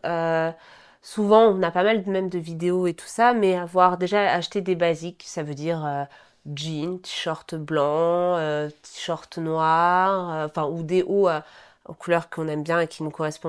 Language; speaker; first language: French; native; French